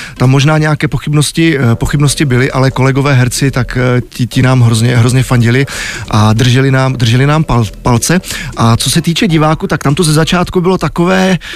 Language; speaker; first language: Czech; native; Czech